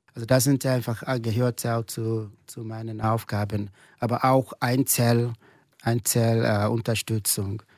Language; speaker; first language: German; non-native, fluent; Igbo